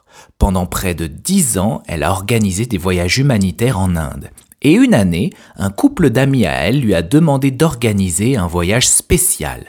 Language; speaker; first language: French; native; French